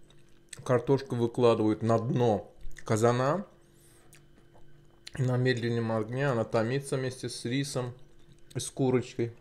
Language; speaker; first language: Russian; non-native, local second language; Azerbaijani